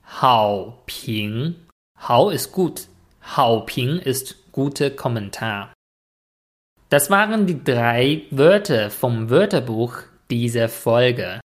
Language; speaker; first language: German; non-native, fluent; Chinese